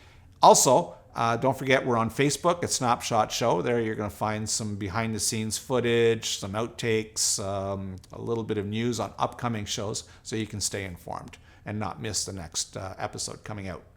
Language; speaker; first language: English; native; English